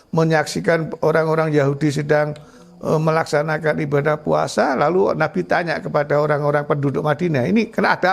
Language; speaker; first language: Indonesian; native; Indonesian